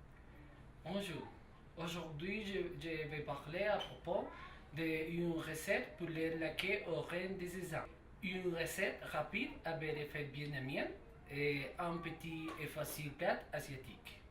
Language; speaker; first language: French; non-native, learner; Spanish